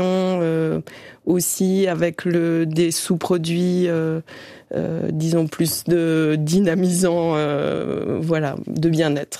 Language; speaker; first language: French; native; French